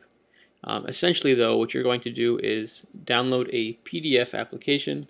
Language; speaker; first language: English; native; English